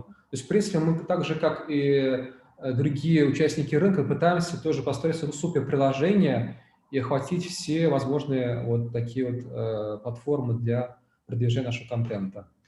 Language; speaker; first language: Russian; native; Russian